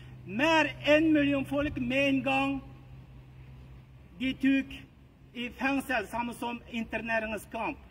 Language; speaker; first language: Norwegian; non-native, learner; Uyghur